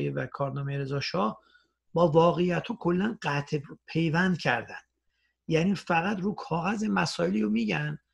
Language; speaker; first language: Persian; native; Persian